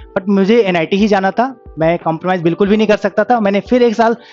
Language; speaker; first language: Hindi; native; Hindi